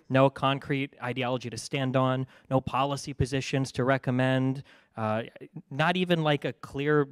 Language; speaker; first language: English; native; English